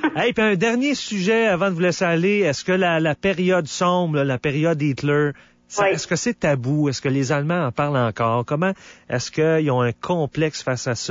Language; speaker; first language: French; native; French